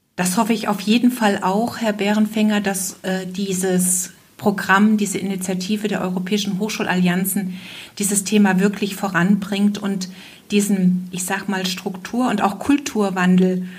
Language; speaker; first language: German; non-native, local second language; Swiss German